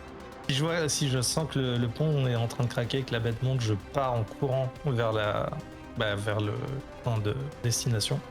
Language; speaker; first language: French; native; French